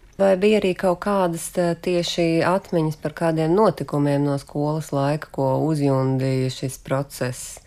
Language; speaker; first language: Latvian; native; Latvian